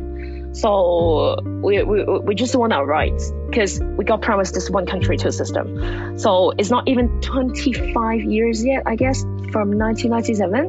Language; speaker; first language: English; non-native, local second language; Cantonese